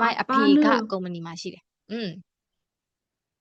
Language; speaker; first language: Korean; non-native, fluent; Burmese